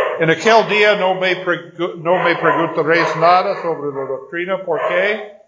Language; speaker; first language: Spanish; non-native, fluent; Portuguese